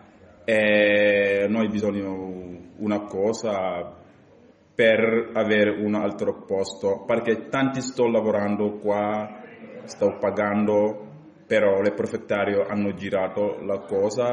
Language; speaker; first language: Italian; non-native, learner; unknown